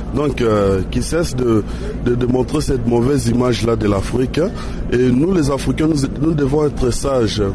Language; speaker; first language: French; non-native, local second language; Lingala